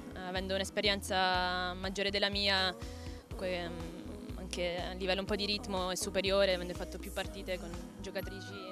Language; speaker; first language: Italian; native; Italian